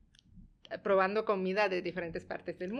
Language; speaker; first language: Spanish; non-native, fluent; Tamil